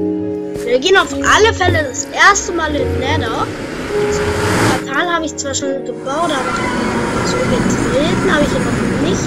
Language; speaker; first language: German; native; German